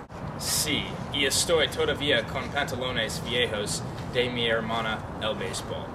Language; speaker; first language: Spanish; non-native, learner; English